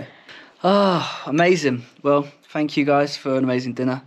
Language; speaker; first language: English; native; English